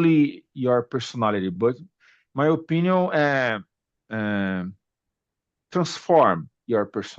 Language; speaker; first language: English; non-native, learner; Portuguese